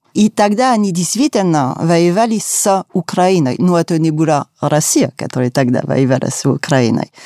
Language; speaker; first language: Russian; non-native, fluent; French